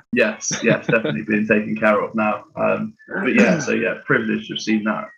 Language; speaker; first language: English; native; English